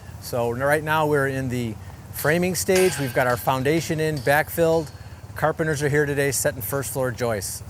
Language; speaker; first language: English; native; English